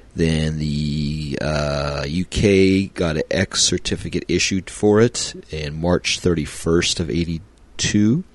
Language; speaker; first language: English; native; English